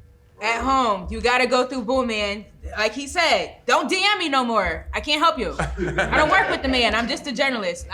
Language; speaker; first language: English; native; English